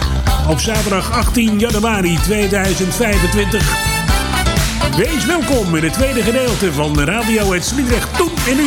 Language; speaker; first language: Dutch; native; Dutch